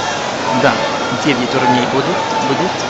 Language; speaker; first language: Russian; non-native, fluent; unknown